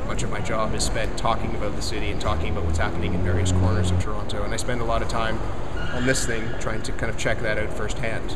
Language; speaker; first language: English; native; English